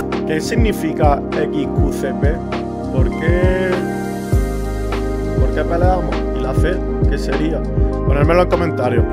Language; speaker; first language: Spanish; native; Spanish